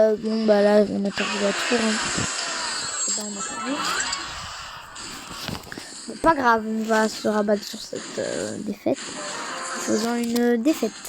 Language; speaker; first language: French; native; French